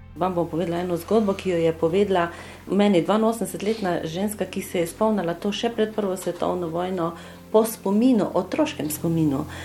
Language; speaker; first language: Slovenian; native; Slovenian